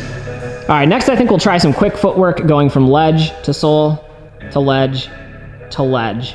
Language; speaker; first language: English; native; English